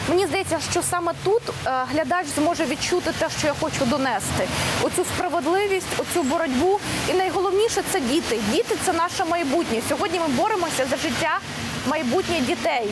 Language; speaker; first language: Ukrainian; native; Ukrainian